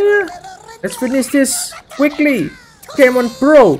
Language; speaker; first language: English; non-native, learner; Indonesian